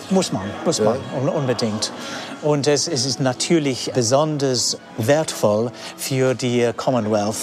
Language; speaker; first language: German; non-native, fluent; English